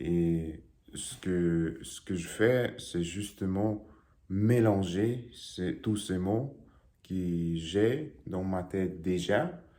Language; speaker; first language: French; non-native, learner; Russian